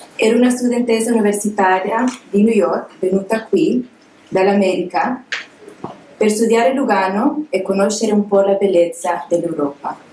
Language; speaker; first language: Italian; non-native, fluent; English